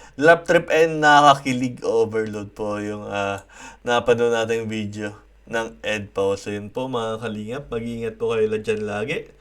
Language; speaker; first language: Filipino; native; Filipino